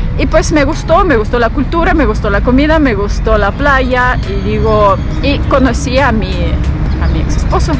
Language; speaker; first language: Spanish; non-native, fluent; Russian